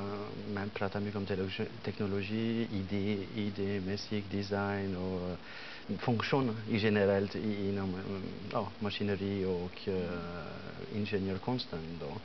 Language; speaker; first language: Swedish; non-native, fluent; French